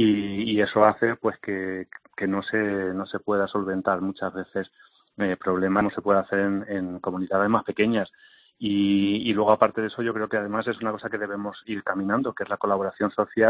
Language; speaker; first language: Spanish; native; Spanish